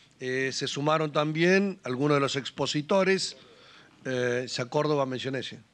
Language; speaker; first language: Spanish; native; Spanish